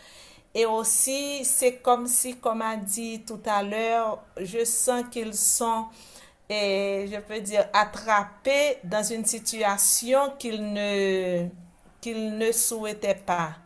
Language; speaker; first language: French; non-native, local second language; Haitian Creole